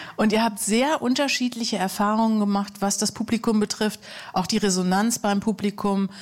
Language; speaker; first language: German; native; German